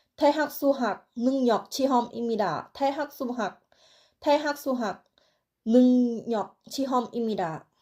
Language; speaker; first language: Korean; non-native, learner; Thai